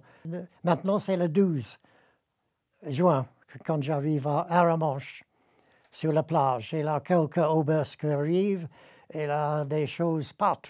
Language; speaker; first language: French; non-native, fluent; English